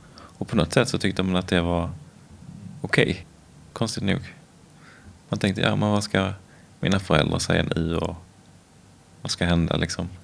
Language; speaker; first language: Swedish; native; Swedish